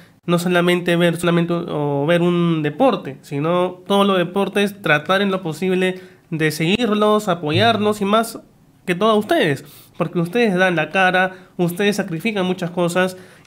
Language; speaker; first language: Spanish; native; Spanish